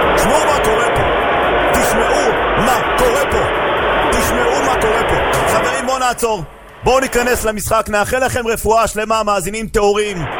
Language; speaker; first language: Hebrew; native; Hebrew